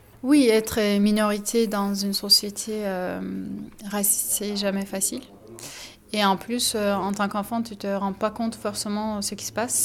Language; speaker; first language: French; non-native, fluent; Turkish